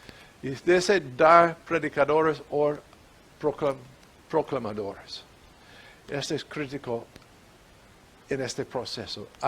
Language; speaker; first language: Spanish; non-native, fluent; English